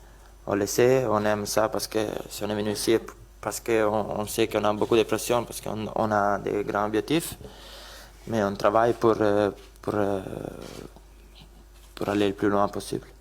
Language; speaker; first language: French; non-native, learner; Italian